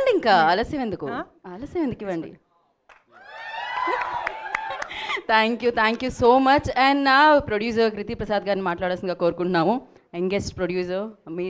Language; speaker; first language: Telugu; native; Telugu